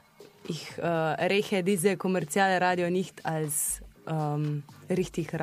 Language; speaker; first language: German; non-native, learner; Slovenian